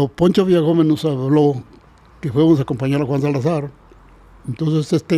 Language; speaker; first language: Spanish; native; Spanish